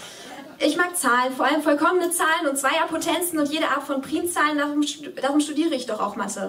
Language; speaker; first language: German; native; German